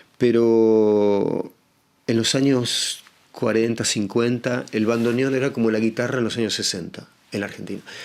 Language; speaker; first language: Spanish; native; Spanish